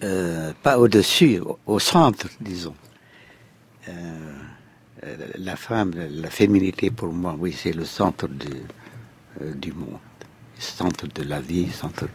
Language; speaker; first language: French; non-native, fluent; Arabic